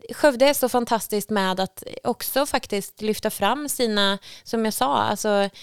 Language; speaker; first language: Swedish; native; Swedish